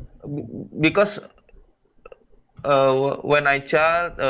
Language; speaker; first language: English; non-native, learner; Indonesian